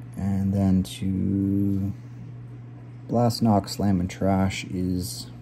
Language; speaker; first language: English; native; English